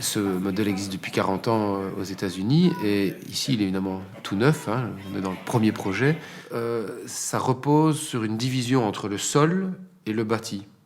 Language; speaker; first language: French; native; French